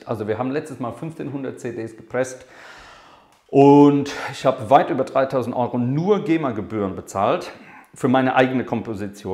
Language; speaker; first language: German; non-native, fluent; English